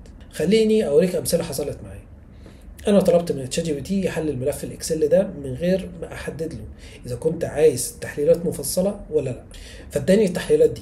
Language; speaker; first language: Arabic; native; Arabic